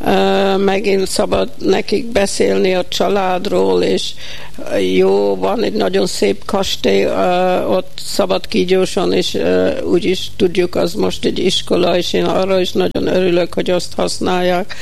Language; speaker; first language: Hungarian; early bilingual, heritage; Hungarian